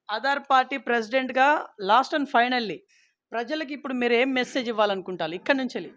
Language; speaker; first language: Telugu; native; Telugu